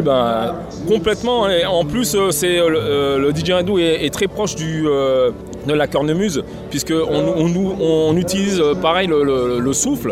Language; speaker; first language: French; native; French